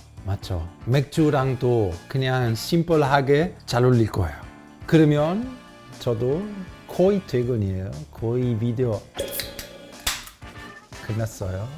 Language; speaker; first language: Korean; non-native, fluent; Italian